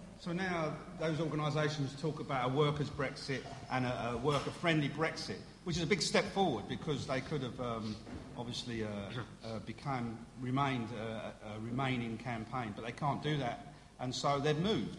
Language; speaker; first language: English; native; English